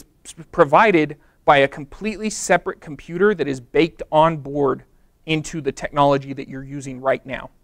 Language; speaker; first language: English; native; English